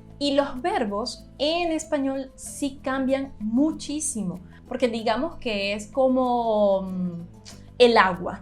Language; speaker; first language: Spanish; non-native, fluent; Portuguese